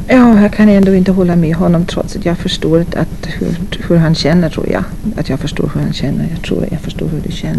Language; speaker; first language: Swedish; non-native, fluent; English